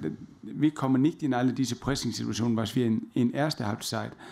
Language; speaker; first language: German; non-native, fluent; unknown